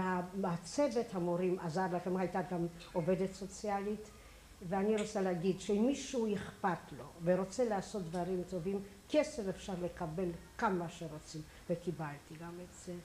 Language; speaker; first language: Hebrew; non-native, fluent; Polish